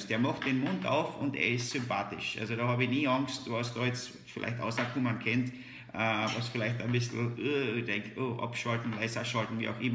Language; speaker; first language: German; native; German